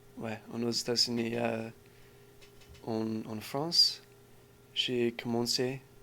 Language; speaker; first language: French; non-native, learner; English